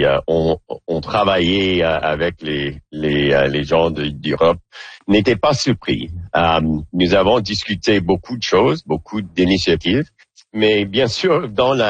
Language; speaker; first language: French; non-native, fluent; English